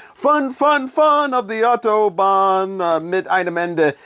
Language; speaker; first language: German; non-native, learner; English